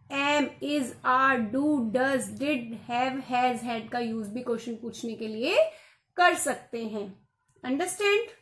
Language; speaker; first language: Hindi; non-native, local second language; Gujarati